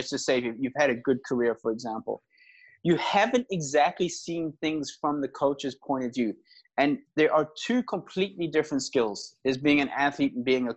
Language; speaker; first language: English; native; English